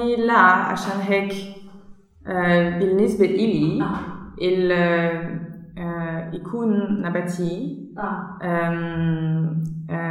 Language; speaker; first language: Arabic; non-native, learner; German